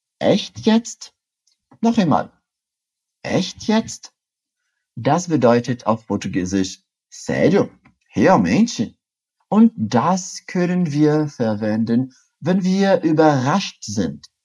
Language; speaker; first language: German; non-native, fluent; Portuguese